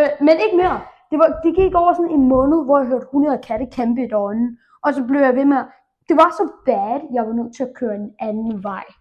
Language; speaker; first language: Danish; early bilingual, other home language; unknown